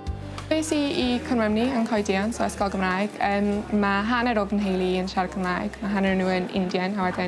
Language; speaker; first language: Welsh; non-native, local second language; English